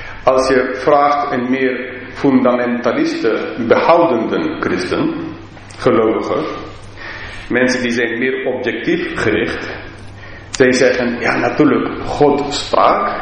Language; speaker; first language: Dutch; non-native, fluent; English